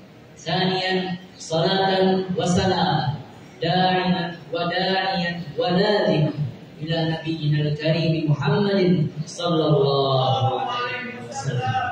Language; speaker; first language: Arabic; non-native, learner; Indonesian